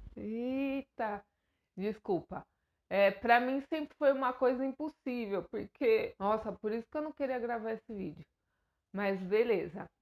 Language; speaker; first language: Portuguese; native; Portuguese